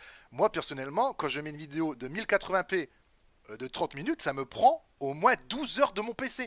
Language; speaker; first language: French; native; French